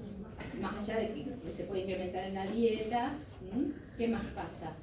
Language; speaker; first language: Spanish; native; Spanish